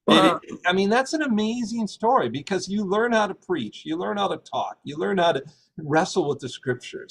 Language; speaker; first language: English; native; English